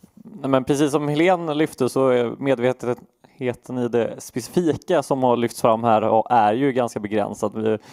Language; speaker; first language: Swedish; native; Swedish